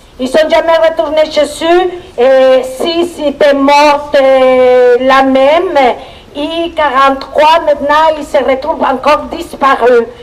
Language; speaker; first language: French; non-native, fluent; Spanish